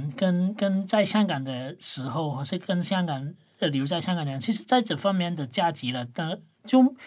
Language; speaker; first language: Chinese; non-native, local second language; Cantonese